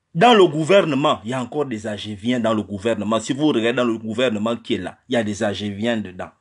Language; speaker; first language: French; non-native, local second language; Fang